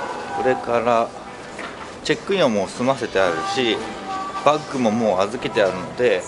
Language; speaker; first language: Japanese; native; Japanese